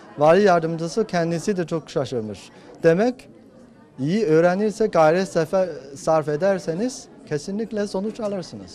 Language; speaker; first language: Turkish; non-native, fluent; Chinese